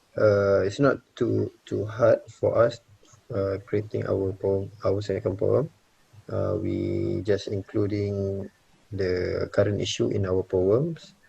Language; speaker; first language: English; non-native, learner; Malay